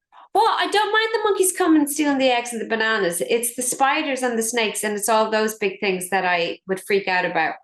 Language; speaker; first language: English; native; English